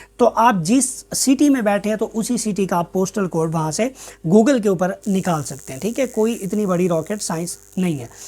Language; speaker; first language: Urdu; non-native, local second language; Punjabi